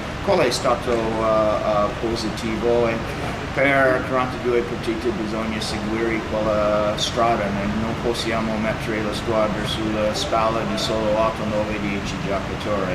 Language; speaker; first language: Italian; non-native, fluent; English